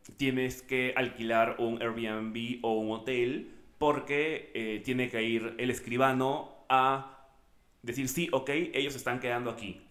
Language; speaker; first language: Spanish; native; Spanish